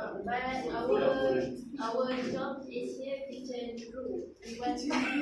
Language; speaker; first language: English; non-native, local second language; Malay